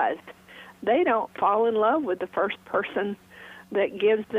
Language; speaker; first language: English; native; English